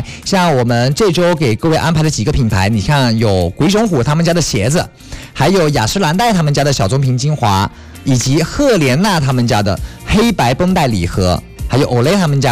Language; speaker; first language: Chinese; native; Chinese